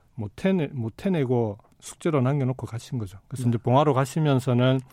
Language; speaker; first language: Korean; native; Korean